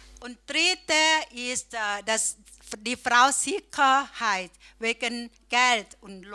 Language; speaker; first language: German; non-native, learner; Thai